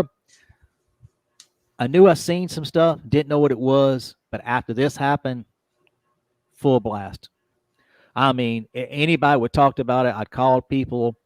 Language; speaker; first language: English; native; English